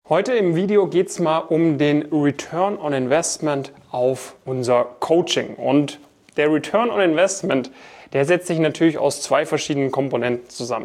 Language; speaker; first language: German; native; German